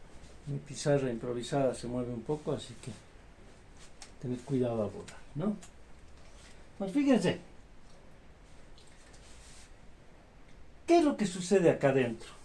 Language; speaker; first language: Spanish; native; Spanish